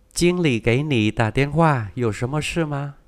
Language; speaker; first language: Chinese; non-native, fluent; Vietnamese